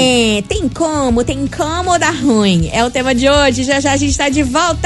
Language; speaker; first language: Portuguese; native; Portuguese